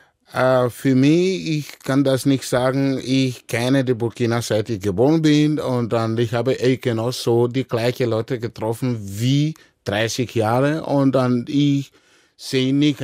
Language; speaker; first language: German; non-native, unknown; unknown